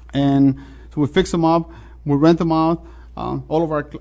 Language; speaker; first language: English; non-native, fluent; Spanish